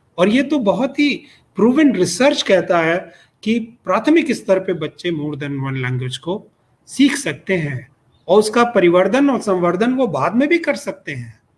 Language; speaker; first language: Hindi; non-native, local second language; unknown